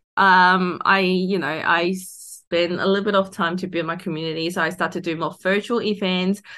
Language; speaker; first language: English; non-native, local second language; Cantonese